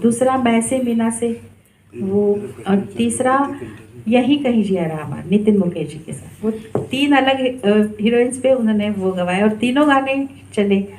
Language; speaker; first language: Hindi; non-native, local second language; Marathi